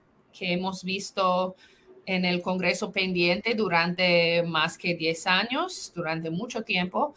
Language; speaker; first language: Spanish; non-native, fluent; English